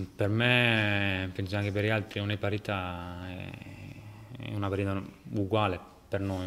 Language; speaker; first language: Italian; non-native, fluent; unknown